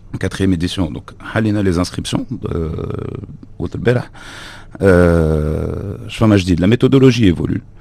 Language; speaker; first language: French; non-native, local second language; Arabic